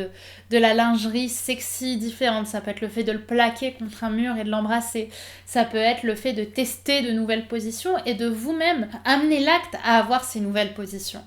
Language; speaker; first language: French; native; French